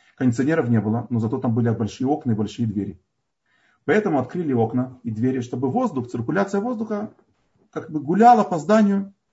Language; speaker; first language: Russian; native; Russian